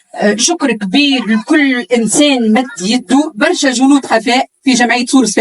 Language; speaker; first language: Arabic; native; Arabic